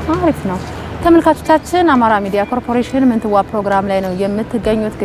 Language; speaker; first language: Amharic; native; Amharic